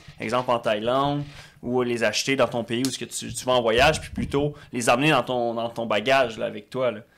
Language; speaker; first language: French; native; French